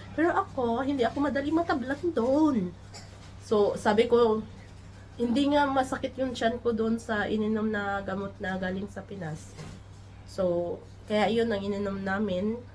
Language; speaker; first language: Filipino; non-native, local second language; Cebuano